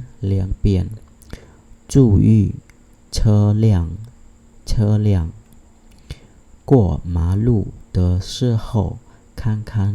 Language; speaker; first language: Chinese; non-native, fluent; Khmer